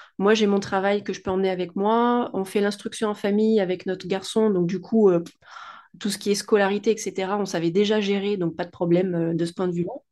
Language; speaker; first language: French; native; French